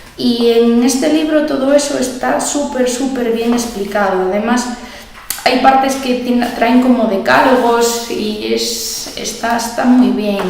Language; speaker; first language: Spanish; native; Spanish